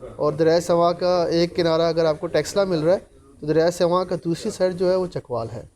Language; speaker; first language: Urdu; non-native, local second language; Punjabi